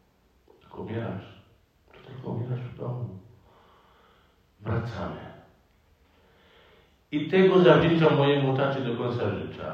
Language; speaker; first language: Polish; non-native, fluent; Arabic